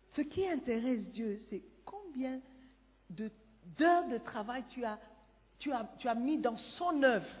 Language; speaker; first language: French; non-native, fluent; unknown